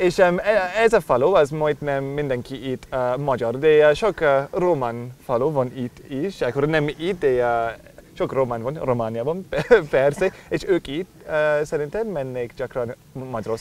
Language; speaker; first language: Hungarian; non-native, learner; English